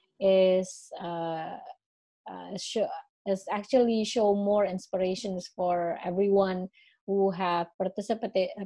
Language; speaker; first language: English; non-native, fluent; Indonesian